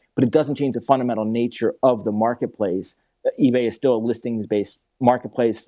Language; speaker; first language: English; native; English